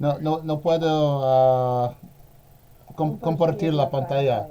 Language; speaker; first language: Spanish; non-native, learner; English